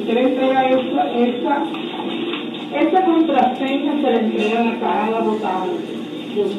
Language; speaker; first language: Spanish; native; Spanish